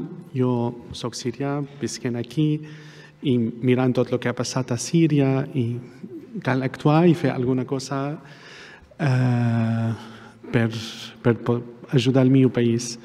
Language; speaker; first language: Catalan; non-native, fluent; Arabic